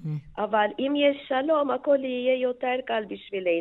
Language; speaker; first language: Hebrew; non-native, fluent; Turkish